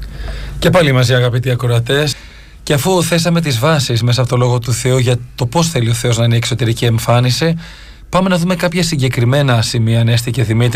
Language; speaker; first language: Greek; native; Greek